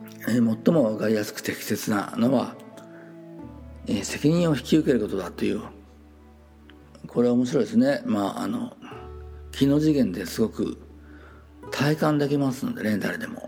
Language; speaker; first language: Japanese; native; Japanese